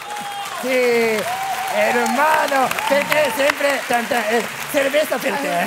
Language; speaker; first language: Spanish; non-native, learner; Japanese